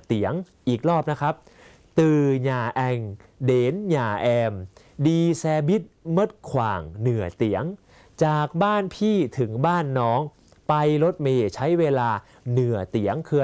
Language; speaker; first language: Thai; native; Thai